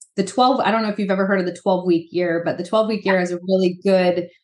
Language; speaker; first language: English; native; English